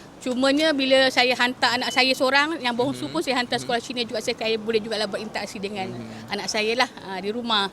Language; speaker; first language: Malay; native; Malay